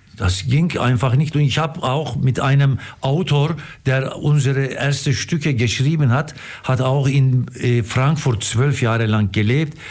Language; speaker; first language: German; non-native, fluent; Turkish